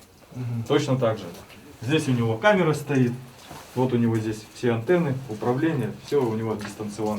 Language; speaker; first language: Russian; native; Russian